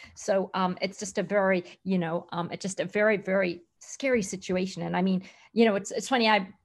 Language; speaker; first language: English; native; English